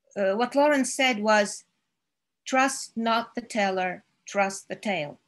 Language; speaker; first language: English; non-native, fluent; Russian